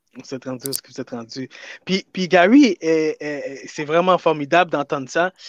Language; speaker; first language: French; native; French